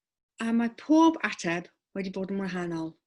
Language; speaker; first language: Welsh; non-native, local second language; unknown